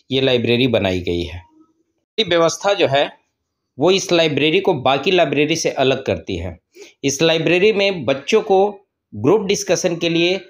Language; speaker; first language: Hindi; native; Hindi